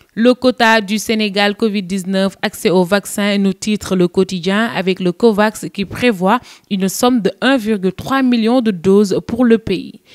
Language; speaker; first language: French; non-native, local second language; Wolof